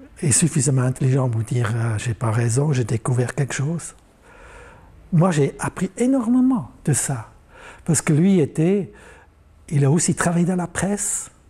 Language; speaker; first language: French; non-native, local second language; German